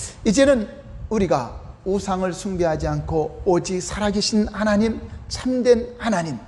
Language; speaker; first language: Korean; native; Korean